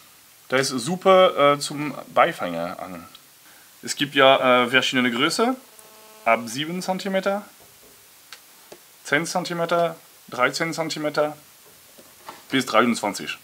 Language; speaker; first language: German; non-native, learner; French